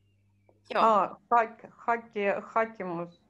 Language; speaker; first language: Finnish; non-native, learner; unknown